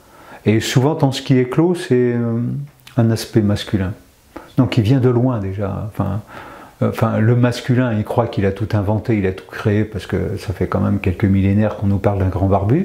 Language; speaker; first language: French; native; French